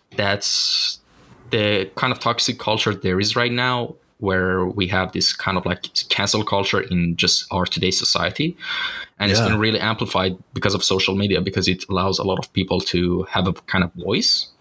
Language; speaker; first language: English; non-native, fluent; Persian